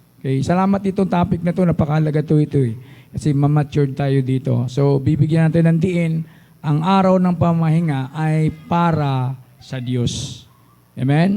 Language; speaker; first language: Filipino; native; Filipino